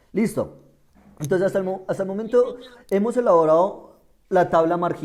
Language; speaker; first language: Spanish; native; Spanish